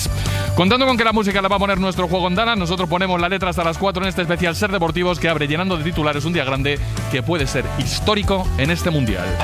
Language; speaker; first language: Spanish; native; Spanish